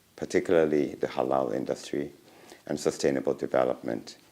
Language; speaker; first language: English; non-native, fluent; Thai